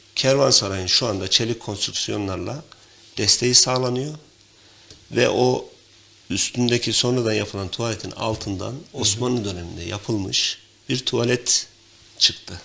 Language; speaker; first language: Turkish; native; Turkish